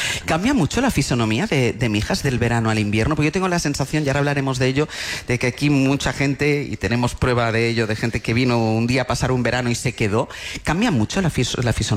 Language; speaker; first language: Spanish; native; Spanish